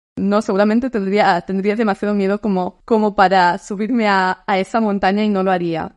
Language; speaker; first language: Spanish; non-native, fluent; Dutch